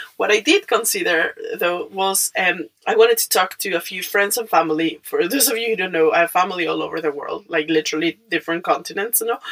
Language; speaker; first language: English; non-native, fluent; Spanish